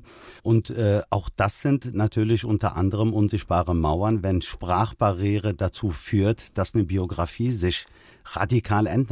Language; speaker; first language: German; early bilingual, other home language; Turkish